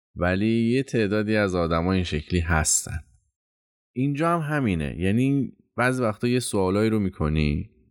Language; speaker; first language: Persian; native; Persian